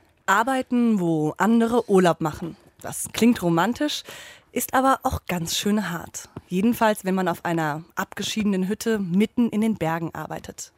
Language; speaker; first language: German; native; German